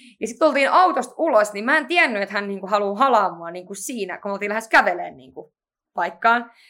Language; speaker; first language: Finnish; native; Finnish